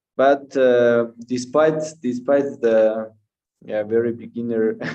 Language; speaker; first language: English; non-native, fluent; Armenian